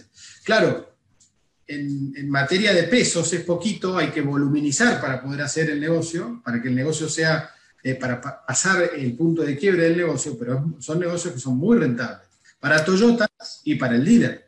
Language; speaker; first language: Spanish; native; Spanish